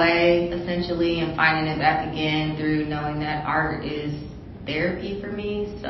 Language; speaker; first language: English; native; English